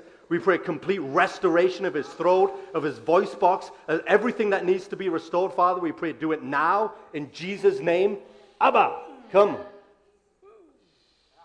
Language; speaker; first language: English; native; English